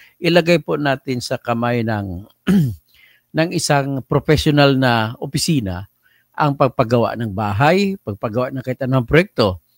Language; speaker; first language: Filipino; native; Filipino